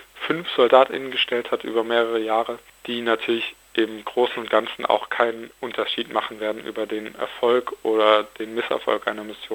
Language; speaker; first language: German; native; German